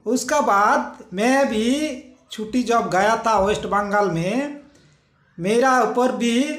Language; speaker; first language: Hindi; non-native, local second language; Santali